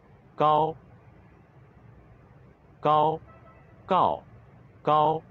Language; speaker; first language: Chinese; non-native, learner; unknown